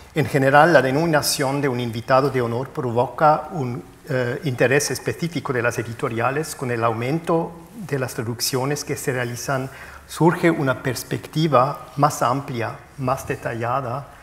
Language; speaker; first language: Spanish; non-native, fluent; German